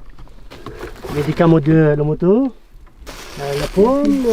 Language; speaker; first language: French; non-native, learner; Central Atlas Tamazight